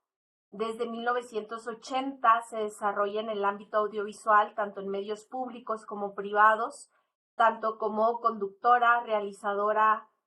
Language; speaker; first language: Spanish; native; Spanish